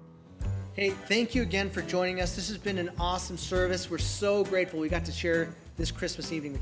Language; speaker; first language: English; native; English